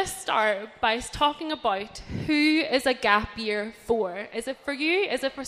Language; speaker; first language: English; native; English